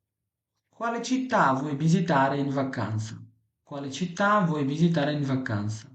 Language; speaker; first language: Italian; non-native, fluent; Bangla